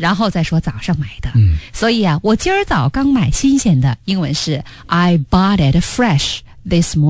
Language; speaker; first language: Chinese; native; Chinese